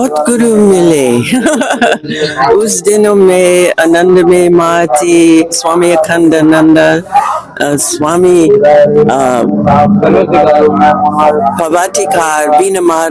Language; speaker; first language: Hindi; non-native, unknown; English